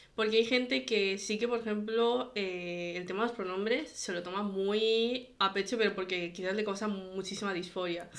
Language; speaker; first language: Spanish; early bilingual, other home language; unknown